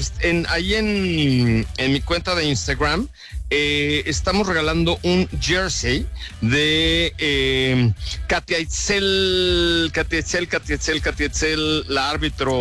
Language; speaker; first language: Spanish; native; Spanish